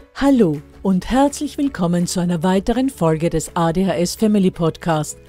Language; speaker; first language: German; native; German